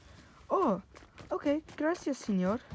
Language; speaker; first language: Spanish; non-native, learner; English